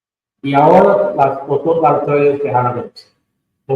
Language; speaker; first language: Spanish; non-native, fluent; English